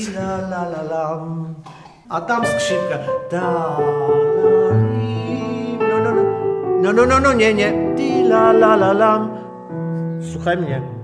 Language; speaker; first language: Polish; non-native, fluent; Armenian